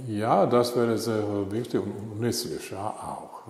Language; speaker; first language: German; non-native, learner; Italian